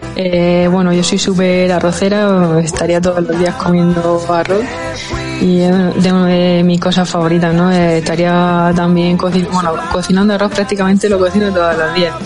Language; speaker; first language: Spanish; native; Spanish